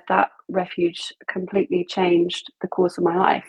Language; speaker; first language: English; native; English